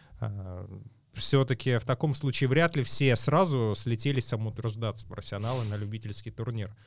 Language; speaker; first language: Russian; native; Russian